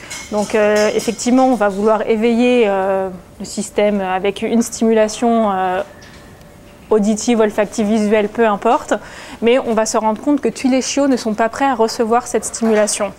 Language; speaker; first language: French; native; French